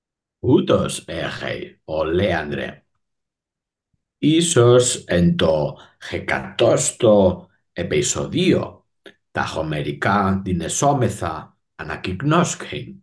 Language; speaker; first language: Greek; non-native, learner; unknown